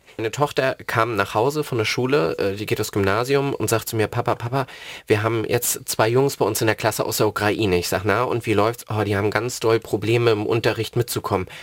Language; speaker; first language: German; native; German